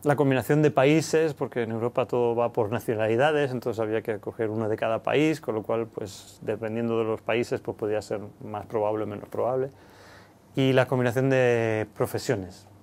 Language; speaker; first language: Spanish; native; Spanish